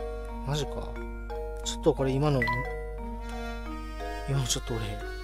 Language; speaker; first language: Japanese; native; Japanese